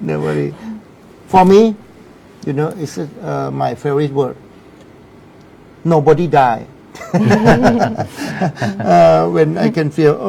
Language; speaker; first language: English; non-native, learner; Thai